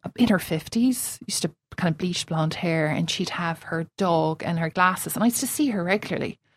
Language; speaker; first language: English; native; English